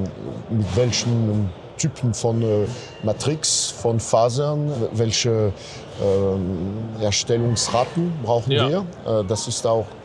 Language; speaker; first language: German; non-native, fluent; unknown